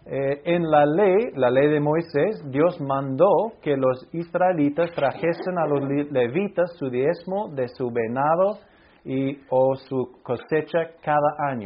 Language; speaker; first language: Spanish; non-native, fluent; English